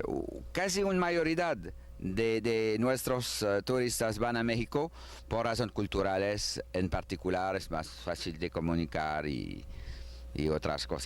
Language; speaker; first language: Spanish; non-native, learner; French